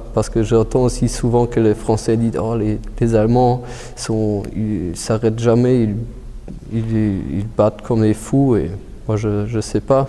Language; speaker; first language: French; early bilingual, heritage; German